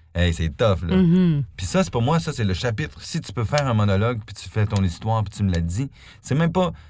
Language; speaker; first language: French; native; French